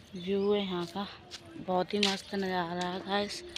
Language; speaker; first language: Hindi; native; Hindi